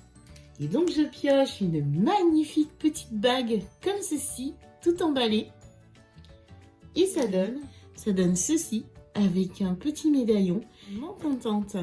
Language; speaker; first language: French; native; French